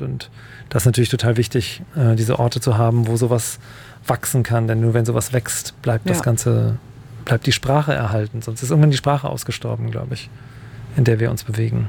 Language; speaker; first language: German; native; German